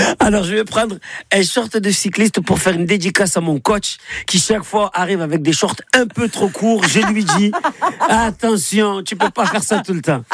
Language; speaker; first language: French; native; French